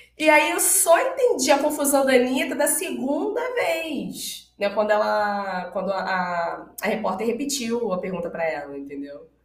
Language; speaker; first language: Portuguese; native; Portuguese